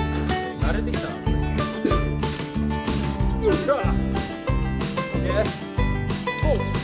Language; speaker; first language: Japanese; native; Japanese